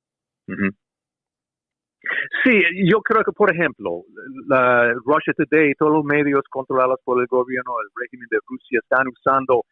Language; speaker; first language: Spanish; non-native, fluent; English